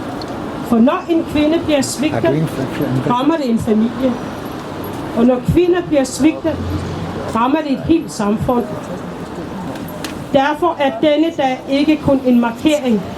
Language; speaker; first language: Danish; non-native, local second language; Kalaallisut